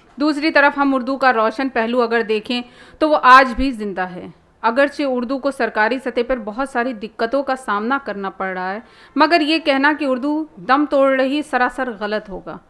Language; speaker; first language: Urdu; native; Urdu